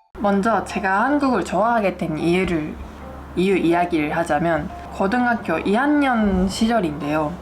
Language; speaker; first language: Korean; non-native, fluent; Japanese